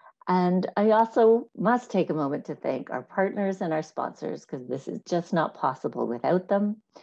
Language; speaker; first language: English; native; English